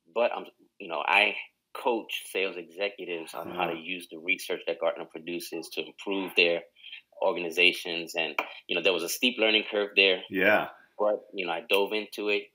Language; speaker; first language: English; native; English